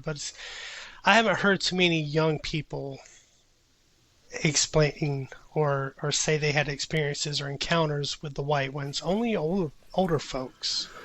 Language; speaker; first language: English; native; English